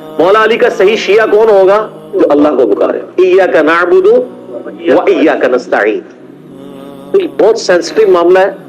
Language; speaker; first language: Urdu; non-native, local second language; Punjabi